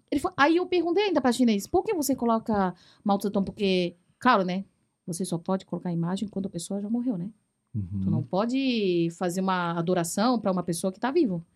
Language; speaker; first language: Portuguese; early bilingual, other home language; Chinese